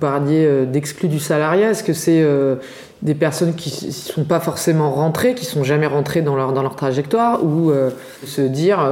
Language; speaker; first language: French; native; French